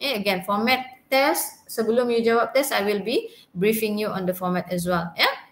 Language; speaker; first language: English; non-native, local second language; Malay